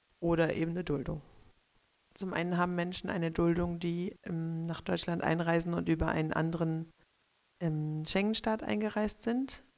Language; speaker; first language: German; native; German